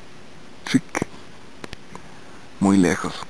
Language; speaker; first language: Spanish; non-native, fluent; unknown